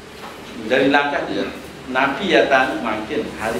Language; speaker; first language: Indonesian; non-native, local second language; Sasak